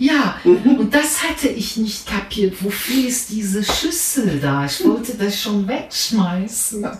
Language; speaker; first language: German; non-native, fluent; English